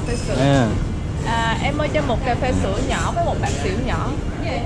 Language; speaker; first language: Vietnamese; native; Vietnamese